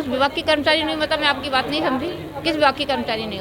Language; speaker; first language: Hindi; native; Hindi